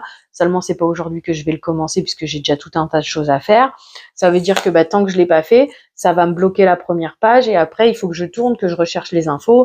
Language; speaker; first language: French; native; French